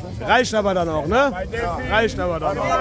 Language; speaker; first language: German; native; German